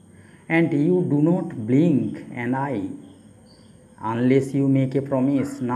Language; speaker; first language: English; non-native, local second language; Bangla